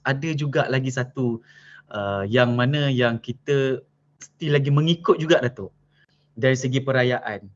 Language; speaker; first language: Malay; native; Malay